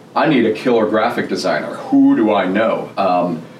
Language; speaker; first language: English; early bilingual, other home language; German